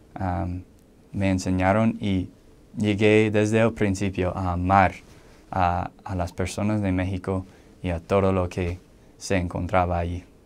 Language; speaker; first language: Spanish; non-native, fluent; English